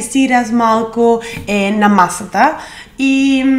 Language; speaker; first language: Bulgarian; non-native, learner; Spanish